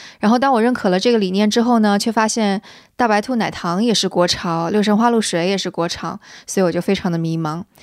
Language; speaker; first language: Chinese; native; Chinese